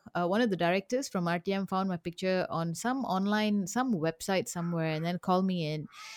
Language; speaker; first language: English; native; English